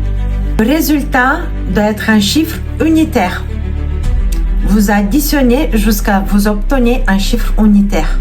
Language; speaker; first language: French; non-native, fluent; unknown